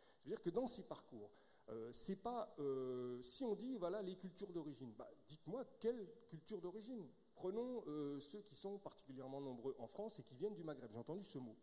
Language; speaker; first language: French; native; French